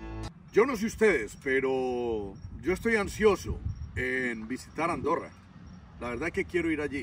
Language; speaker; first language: Spanish; native; Spanish